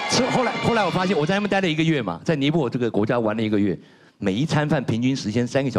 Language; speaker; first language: Chinese; native; Chinese